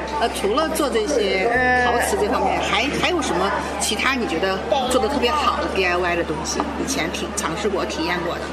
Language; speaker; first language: Chinese; native; Chinese